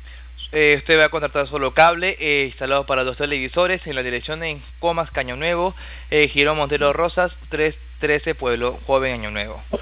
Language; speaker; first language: Spanish; native; Spanish